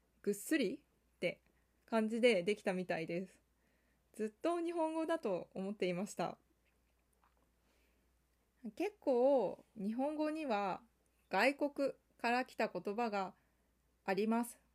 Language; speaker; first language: Japanese; non-native, fluent; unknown